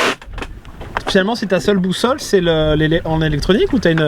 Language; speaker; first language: French; native; French